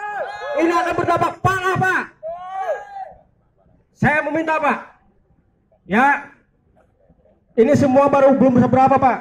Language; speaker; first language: Indonesian; native; Indonesian